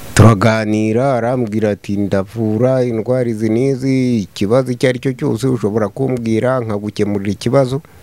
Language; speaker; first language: Kinyarwanda; native; Kinyarwanda